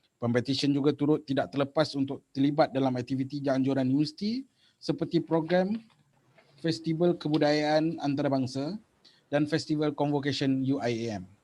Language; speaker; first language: Malay; native; Malay